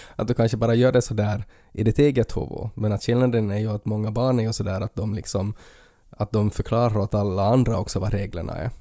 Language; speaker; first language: Swedish; native; Swedish